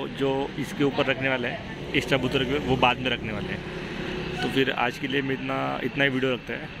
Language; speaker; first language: Hindi; non-native, local second language; Marathi